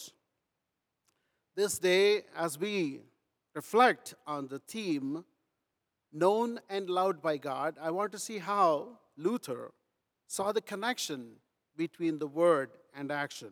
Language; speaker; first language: English; non-native, local second language; Telugu